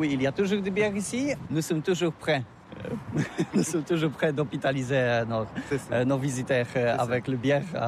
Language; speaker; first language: French; non-native, learner; Polish